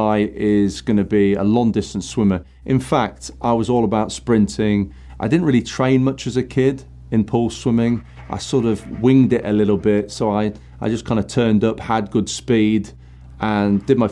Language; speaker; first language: English; native; English